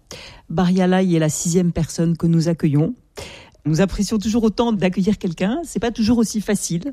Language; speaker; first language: French; native; French